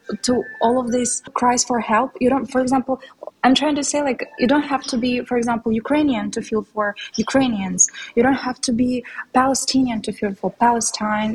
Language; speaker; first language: English; non-native, fluent; Tatar